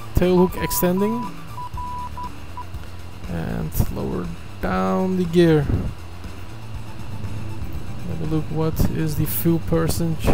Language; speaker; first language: English; non-native, fluent; Turkish